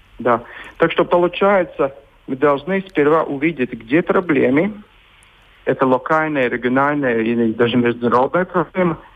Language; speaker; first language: Russian; non-native, local second language; Latvian